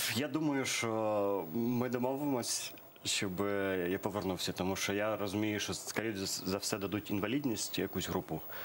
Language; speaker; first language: Ukrainian; early bilingual, other home language; Persian